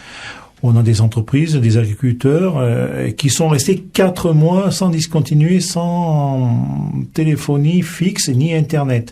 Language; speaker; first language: French; native; French